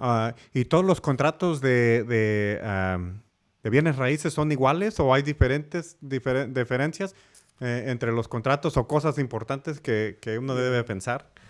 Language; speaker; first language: Spanish; early bilingual, heritage; English